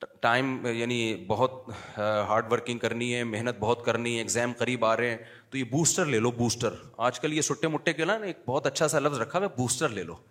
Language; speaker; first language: Urdu; native; Urdu